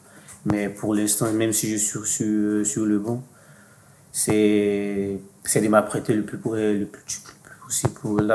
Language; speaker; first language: French; non-native, fluent; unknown